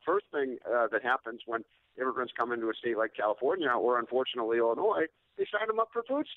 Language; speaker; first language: English; native; English